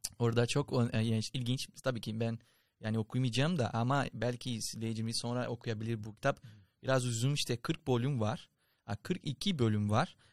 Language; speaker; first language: Turkish; non-native, fluent; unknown